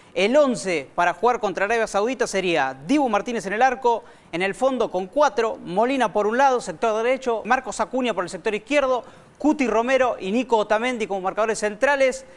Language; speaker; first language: Spanish; native; Spanish